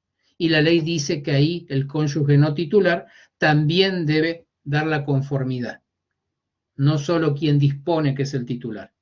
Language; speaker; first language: Spanish; native; Spanish